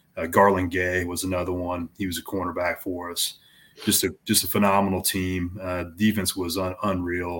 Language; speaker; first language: English; native; English